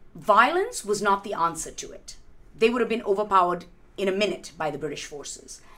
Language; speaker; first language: English; non-native, local second language; Malayalam